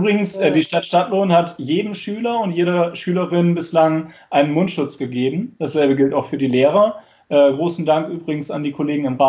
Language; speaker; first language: German; native; German